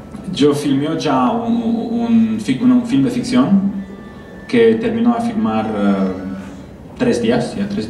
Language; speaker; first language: Spanish; non-native, learner; Romanian